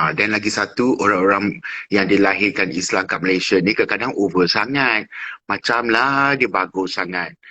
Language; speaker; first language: Malay; non-native, fluent; English